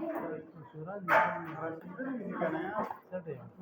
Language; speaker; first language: English; non-native, learner; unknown